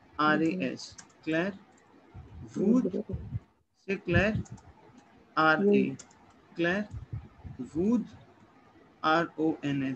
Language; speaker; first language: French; non-native, fluent; Hindi